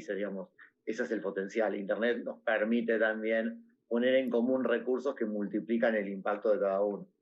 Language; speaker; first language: Spanish; native; Spanish